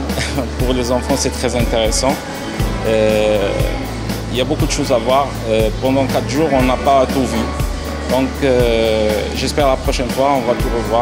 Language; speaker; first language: French; non-native, local second language; Arabic